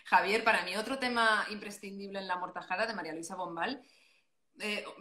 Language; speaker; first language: Spanish; non-native, local second language; Catalan